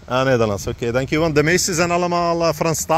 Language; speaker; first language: Dutch; non-native, fluent; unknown